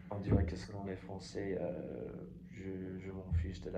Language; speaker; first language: French; non-native, fluent; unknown